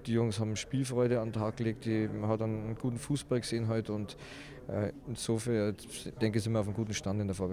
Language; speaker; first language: German; native; German